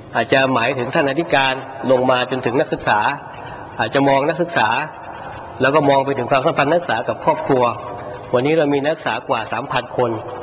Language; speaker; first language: Thai; non-native, local second language; Pattani Malay